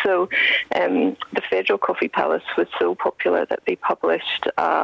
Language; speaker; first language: English; native; English